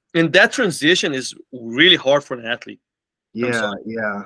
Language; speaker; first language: English; non-native, fluent; Portuguese